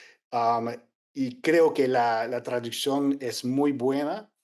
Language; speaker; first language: Spanish; non-native, fluent; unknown